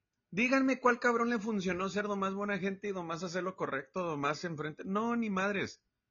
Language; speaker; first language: Spanish; early bilingual, heritage; Spanish